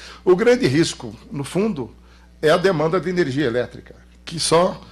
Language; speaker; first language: Portuguese; native; Portuguese